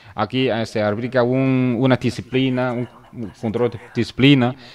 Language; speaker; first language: Spanish; non-native, fluent; Chinese